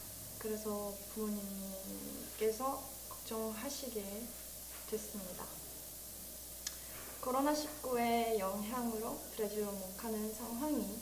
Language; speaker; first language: Korean; early bilingual, heritage; Korean